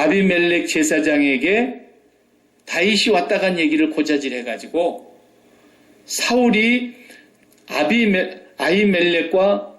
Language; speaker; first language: Korean; native; Korean